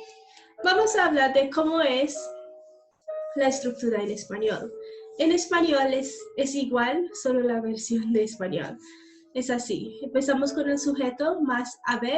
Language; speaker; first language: Spanish; non-native, fluent; English